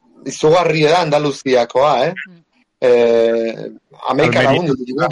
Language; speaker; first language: Basque; native; Basque